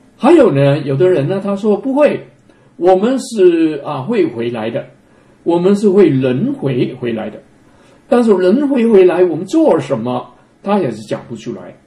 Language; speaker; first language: Chinese; non-native, local second language; Cantonese